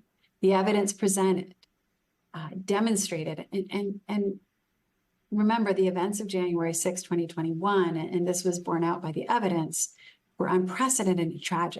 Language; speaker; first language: English; native; English